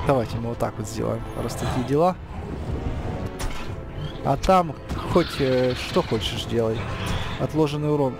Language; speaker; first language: Russian; native; Russian